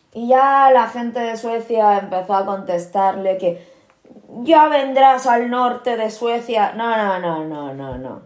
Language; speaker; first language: Spanish; early bilingual, other home language; Korean